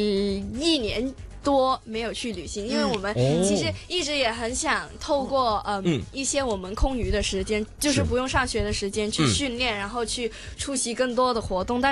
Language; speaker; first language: Chinese; non-native, local second language; Cantonese